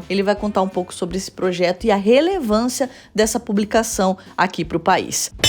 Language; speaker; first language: Portuguese; native; Portuguese